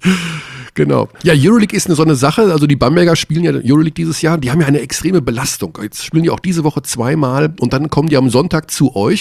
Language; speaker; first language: German; native; German